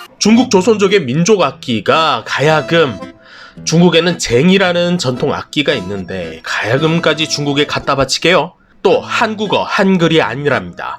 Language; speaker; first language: Korean; native; Korean